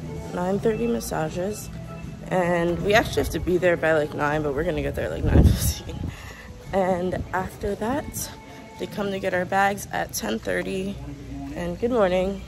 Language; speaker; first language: English; native; English